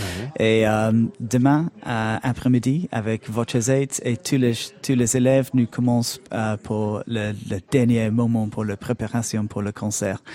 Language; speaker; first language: French; non-native, learner; English